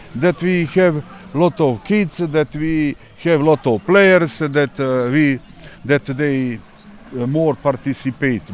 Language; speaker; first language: English; non-native, learner; Serbian